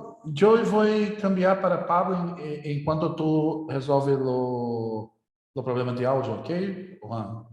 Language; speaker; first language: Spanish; non-native, learner; Portuguese